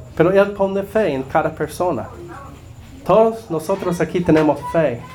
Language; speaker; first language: Spanish; non-native, learner; English